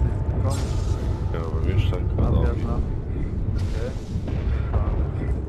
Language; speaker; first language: German; native; German